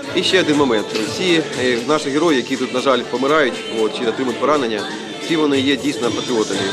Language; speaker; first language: Ukrainian; native; Ukrainian